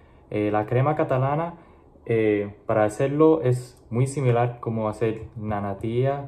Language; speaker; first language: Spanish; non-native, learner; English